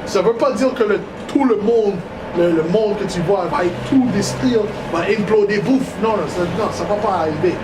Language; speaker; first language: French; non-native, learner; English